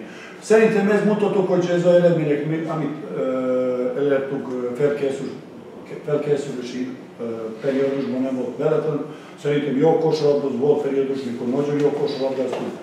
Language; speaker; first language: Hungarian; non-native, learner; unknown